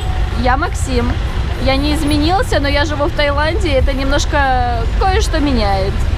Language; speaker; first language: Russian; native; Russian